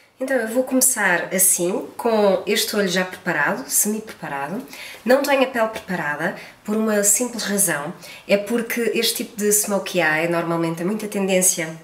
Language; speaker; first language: Portuguese; native; Portuguese